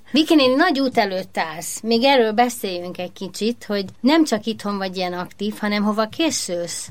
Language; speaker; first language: Hungarian; native; Hungarian